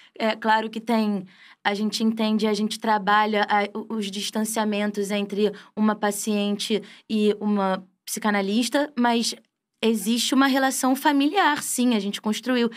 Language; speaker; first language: Portuguese; native; Portuguese